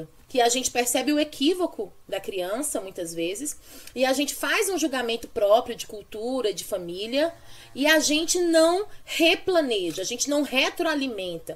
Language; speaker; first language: Portuguese; native; Portuguese